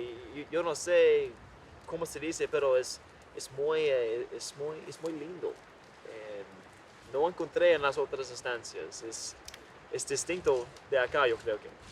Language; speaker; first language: Spanish; non-native, learner; English